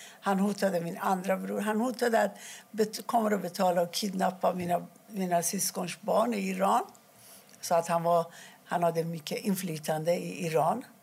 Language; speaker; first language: Swedish; non-native, fluent; Persian